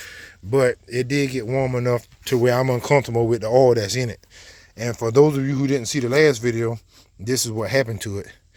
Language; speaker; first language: English; native; English